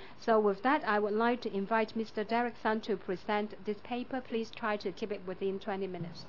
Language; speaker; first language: English; non-native, local second language; Cantonese